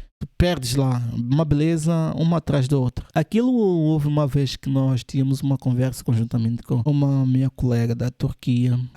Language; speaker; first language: Portuguese; native; Portuguese